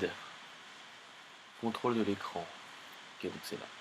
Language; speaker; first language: French; native; French